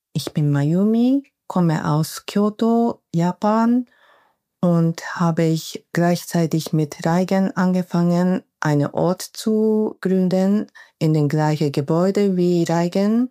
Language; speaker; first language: German; non-native, learner; Japanese